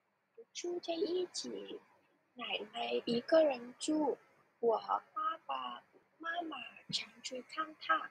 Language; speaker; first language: Chinese; non-native, learner; Vietnamese